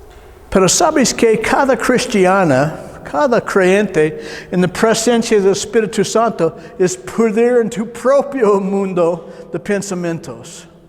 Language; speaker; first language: Spanish; non-native, learner; English